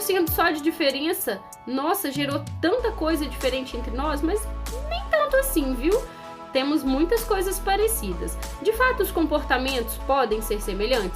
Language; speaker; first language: Portuguese; native; Portuguese